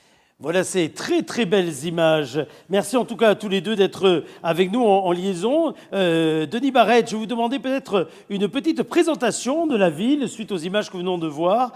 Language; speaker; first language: French; native; French